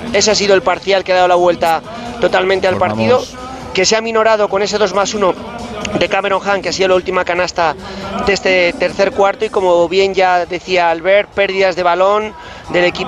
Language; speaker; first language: Spanish; native; Spanish